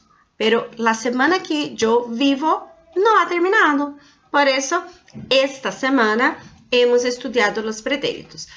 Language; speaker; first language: Spanish; non-native, fluent; Portuguese